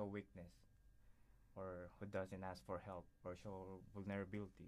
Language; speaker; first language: English; non-native, local second language; Filipino